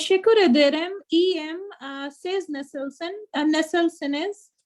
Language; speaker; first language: Turkish; non-native, learner; Urdu